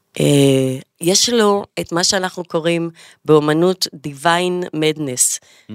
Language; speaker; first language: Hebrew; native; Hebrew